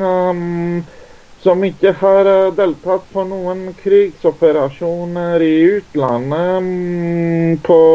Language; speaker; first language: Norwegian; non-native, fluent; Greek